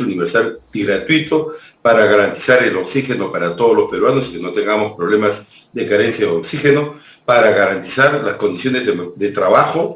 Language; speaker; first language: Spanish; native; Spanish